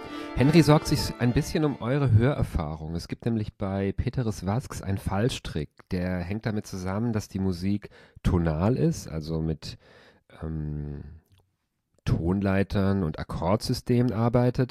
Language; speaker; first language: German; native; German